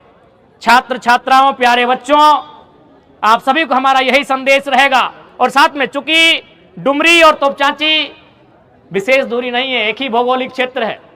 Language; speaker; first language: Hindi; non-native, local second language; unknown